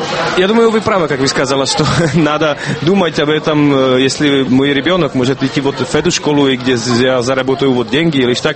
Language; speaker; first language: Russian; non-native, learner; Czech